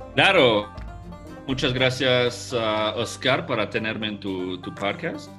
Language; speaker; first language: Spanish; non-native, fluent; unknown